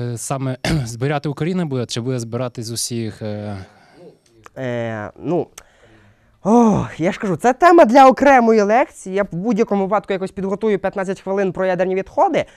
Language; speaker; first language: Ukrainian; non-native, local second language; Russian